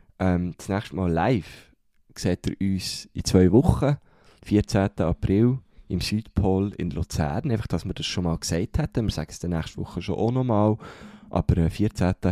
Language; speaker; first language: German; native; German